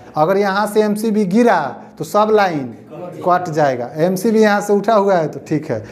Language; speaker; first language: Hindi; native; Hindi